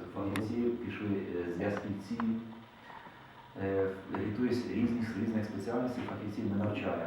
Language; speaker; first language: Ukrainian; native; Ukrainian